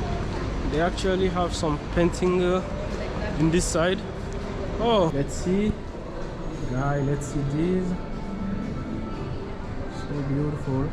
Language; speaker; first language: English; non-native, fluent; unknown